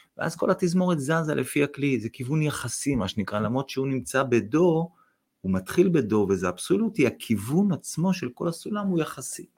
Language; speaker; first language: Hebrew; non-native, fluent; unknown